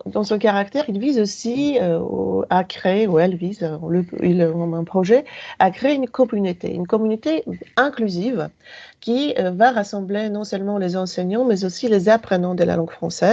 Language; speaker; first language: French; non-native, fluent; Polish